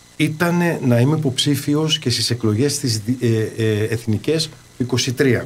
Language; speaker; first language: Greek; early bilingual, heritage; Greek